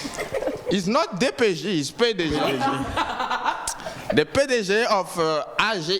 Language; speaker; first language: English; non-native, learner; French